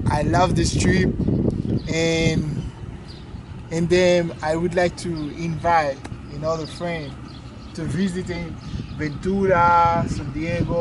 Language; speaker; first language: English; non-native, learner; Haitian Creole